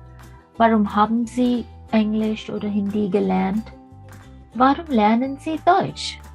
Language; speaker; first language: German; non-native, fluent; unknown